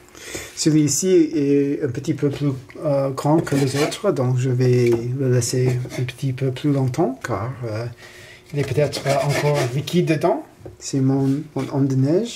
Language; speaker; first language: French; non-native, learner; English